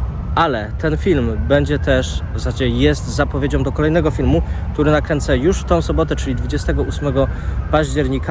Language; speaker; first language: Polish; native; Polish